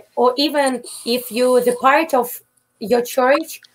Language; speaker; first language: English; non-native, fluent; Ukrainian